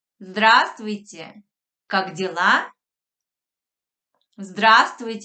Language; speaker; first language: Russian; non-native, fluent; Korean